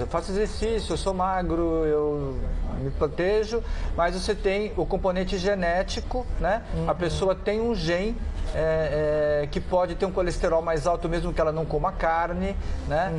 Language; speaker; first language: Portuguese; native; Portuguese